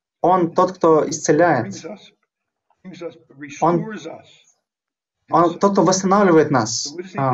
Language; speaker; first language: Russian; native; Russian